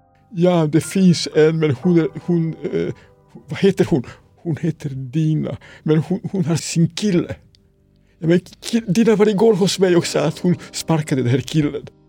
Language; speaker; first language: Swedish; non-native, fluent; Serbian